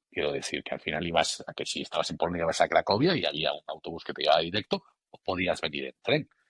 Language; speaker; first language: Spanish; native; Spanish